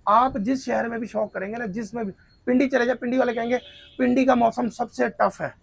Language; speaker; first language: Urdu; non-native, local second language; Punjabi